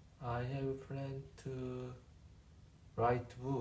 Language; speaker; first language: English; non-native, learner; Korean